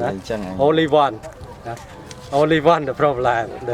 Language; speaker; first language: English; non-native, learner; Khmer